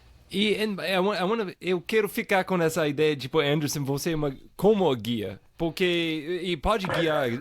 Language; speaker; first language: Portuguese; non-native, fluent; English